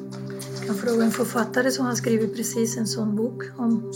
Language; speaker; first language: Swedish; non-native, fluent; Spanish